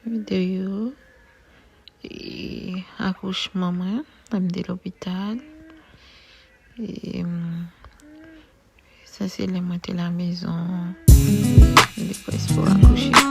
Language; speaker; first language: French; non-native, local second language; Haitian Creole